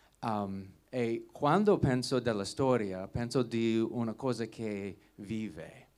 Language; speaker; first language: Italian; non-native, learner; English